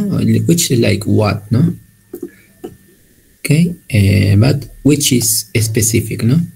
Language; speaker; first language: English; non-native, learner; Spanish